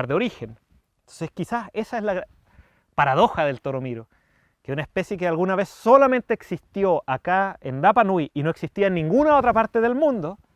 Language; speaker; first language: Spanish; native; Spanish